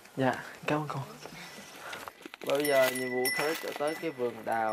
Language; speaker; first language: Vietnamese; native; Vietnamese